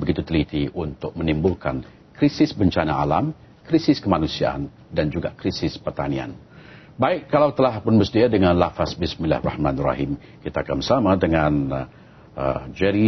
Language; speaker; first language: Malay; native; Malay